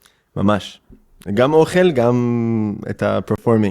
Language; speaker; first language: Hebrew; early bilingual, heritage; English